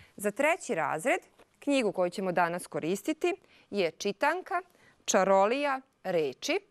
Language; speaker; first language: Serbian; non-native, local second language; Hungarian